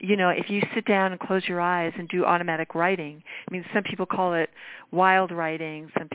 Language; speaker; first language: English; native; English